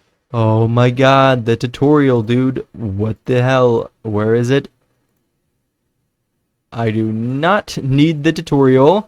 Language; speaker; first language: English; non-native, fluent; Dutch